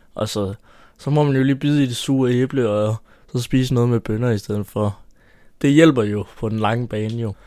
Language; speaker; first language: Danish; native; Danish